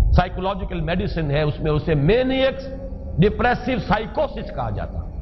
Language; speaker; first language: Urdu; native; Urdu